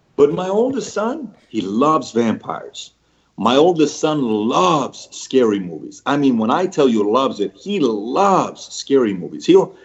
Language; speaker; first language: English; early bilingual, other home language; Persian